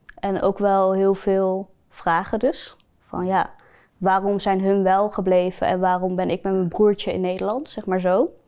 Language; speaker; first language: Dutch; early bilingual, other home language; Spanish